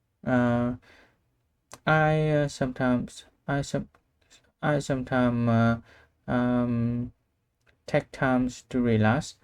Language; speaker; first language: English; non-native, learner; Vietnamese